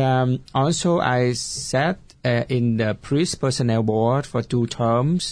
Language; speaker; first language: English; non-native, fluent; Vietnamese